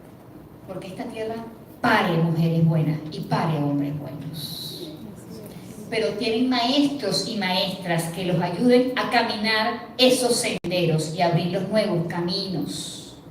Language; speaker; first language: Spanish; native; Spanish